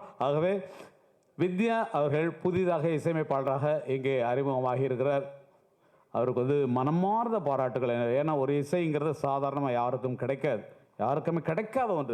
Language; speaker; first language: Tamil; native; Tamil